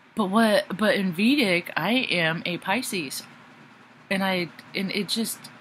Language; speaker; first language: English; native; English